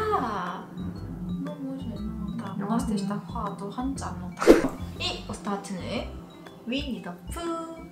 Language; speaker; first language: Polish; non-native, learner; Korean